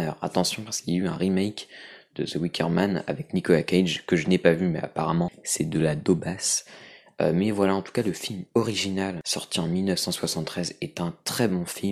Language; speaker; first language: French; native; French